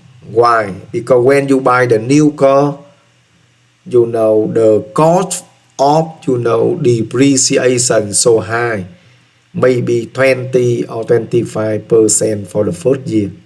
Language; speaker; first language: English; non-native, learner; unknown